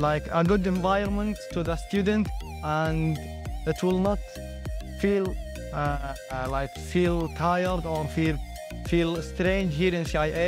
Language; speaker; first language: English; non-native, learner; Arabic